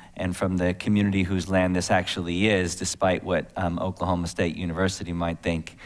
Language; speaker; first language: English; native; English